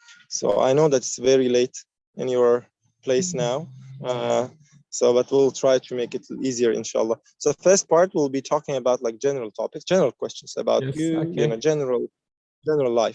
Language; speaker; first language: English; non-native, fluent; Uzbek